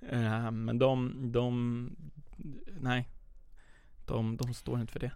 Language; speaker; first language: Swedish; early bilingual, other home language; Persian